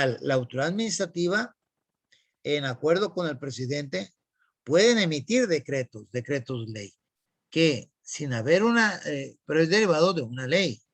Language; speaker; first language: Spanish; native; Spanish